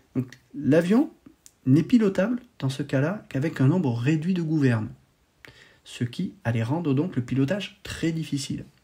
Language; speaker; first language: French; native; French